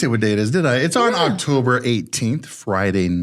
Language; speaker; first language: English; native; English